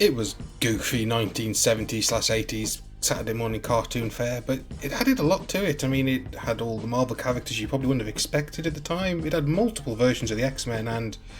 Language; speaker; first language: English; native; English